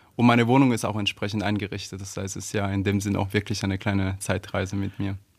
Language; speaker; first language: German; non-native, fluent; Italian